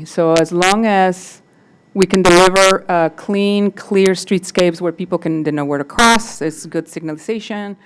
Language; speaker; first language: English; non-native, fluent; Spanish